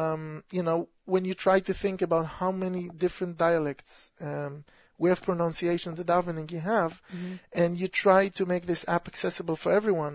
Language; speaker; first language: English; non-native, fluent; Hebrew